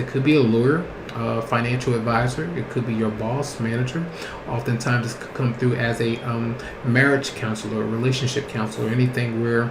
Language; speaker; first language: English; native; English